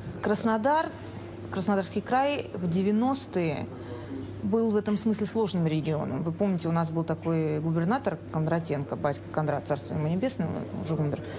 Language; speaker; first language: Russian; native; Russian